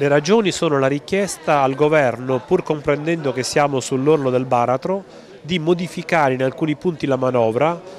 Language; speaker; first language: Italian; native; Italian